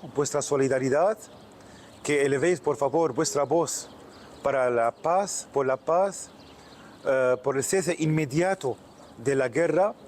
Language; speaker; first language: Spanish; non-native, fluent; Arabic